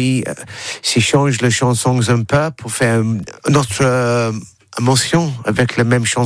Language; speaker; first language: French; non-native, learner; English